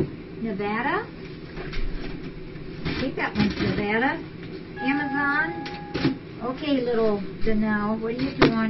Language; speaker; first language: English; native; English